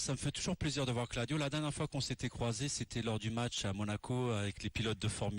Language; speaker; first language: French; native; French